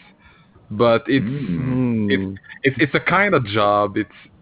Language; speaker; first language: English; non-native, fluent; French